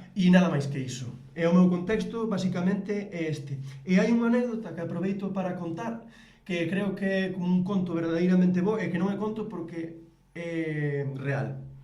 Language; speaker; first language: Galician; native; Galician